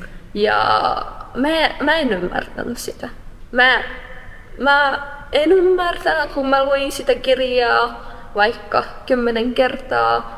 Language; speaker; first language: Finnish; non-native, fluent; Persian